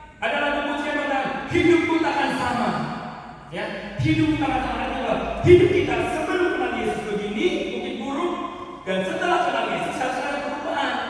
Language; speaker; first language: Indonesian; native; Indonesian